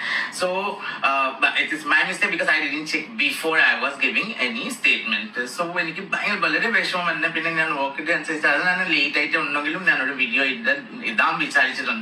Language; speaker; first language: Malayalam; non-native, fluent; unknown